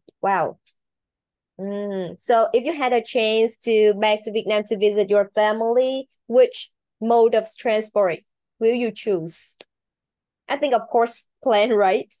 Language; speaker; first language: English; non-native, learner; Vietnamese